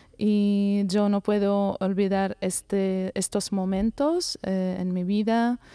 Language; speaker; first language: Spanish; non-native, learner; Arabic